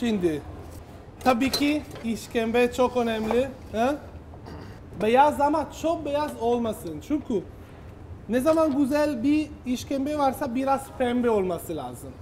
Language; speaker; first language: Turkish; non-native, learner; Italian